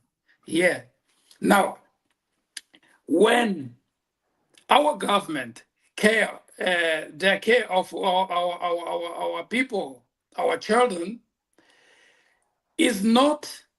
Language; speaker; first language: English; non-native, local second language; Portuguese